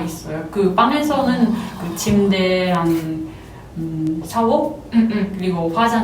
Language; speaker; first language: Korean; non-native, fluent; Japanese